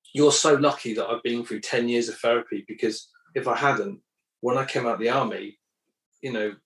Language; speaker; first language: English; native; English